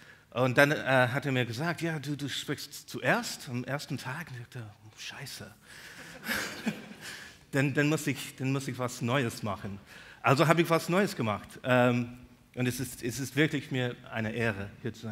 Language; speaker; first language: German; non-native, learner; English